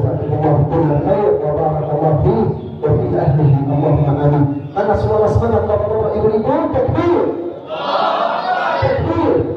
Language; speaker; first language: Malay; non-native, fluent; Arabic